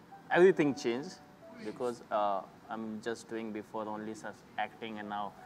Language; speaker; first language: English; non-native, local second language; Hindi